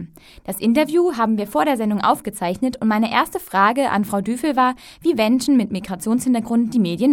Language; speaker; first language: German; native; German